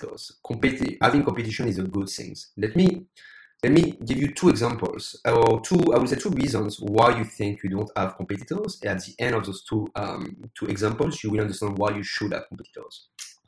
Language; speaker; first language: English; non-native, fluent; French